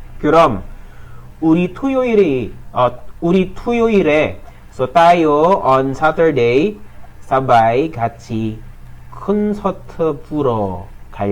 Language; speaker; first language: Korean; non-native, fluent; Filipino